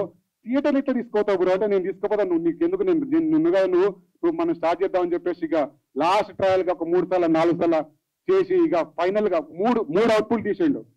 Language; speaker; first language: Telugu; native; Telugu